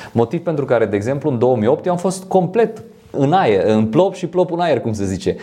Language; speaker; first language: Romanian; non-native, fluent; French